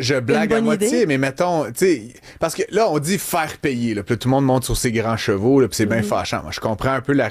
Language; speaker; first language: French; native; French